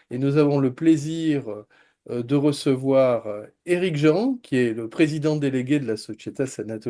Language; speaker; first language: French; native; French